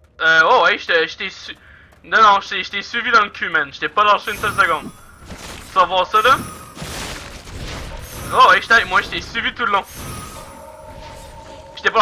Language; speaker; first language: French; native; French